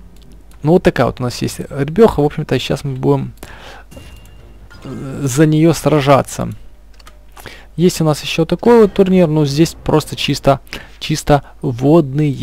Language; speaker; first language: Russian; native; Russian